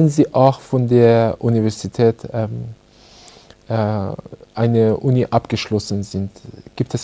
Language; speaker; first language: German; non-native, fluent; Persian